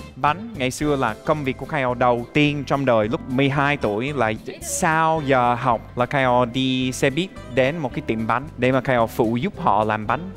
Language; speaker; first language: Vietnamese; non-native, fluent; English